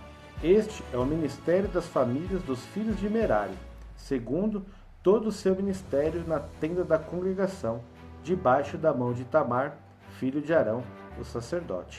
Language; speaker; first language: Portuguese; native; Portuguese